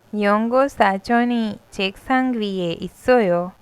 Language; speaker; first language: Korean; non-native, fluent; Hindi